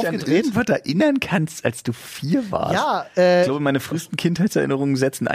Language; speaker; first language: German; native; German